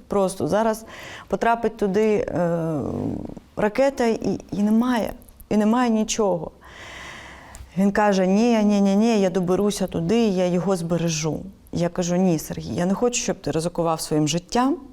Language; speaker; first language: Ukrainian; non-native, local second language; Crimean Tatar